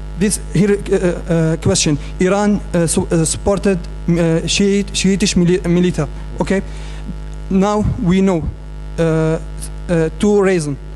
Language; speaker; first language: English; non-native, learner; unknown